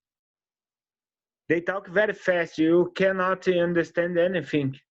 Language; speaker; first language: English; non-native, learner; Portuguese